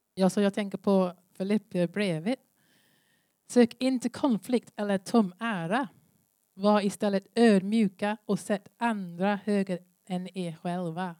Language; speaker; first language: Swedish; non-native, learner; English